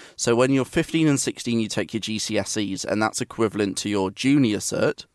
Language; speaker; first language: English; native; English